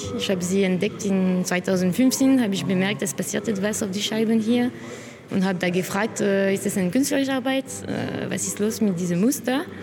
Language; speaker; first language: German; non-native, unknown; French